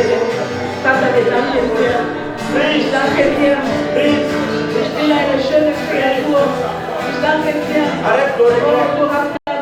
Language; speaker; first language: German; non-native, learner; French